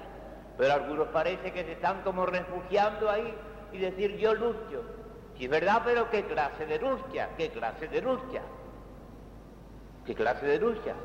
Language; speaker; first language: Spanish; native; Spanish